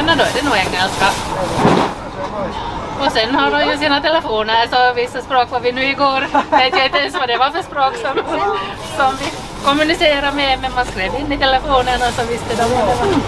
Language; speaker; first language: Swedish; native; Swedish